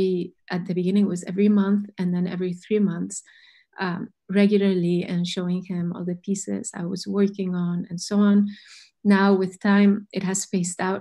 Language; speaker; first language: English; non-native, fluent; Spanish